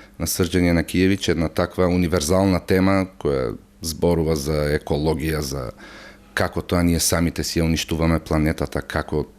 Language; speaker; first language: Macedonian; native; Macedonian